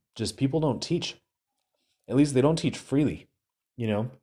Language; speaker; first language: English; native; English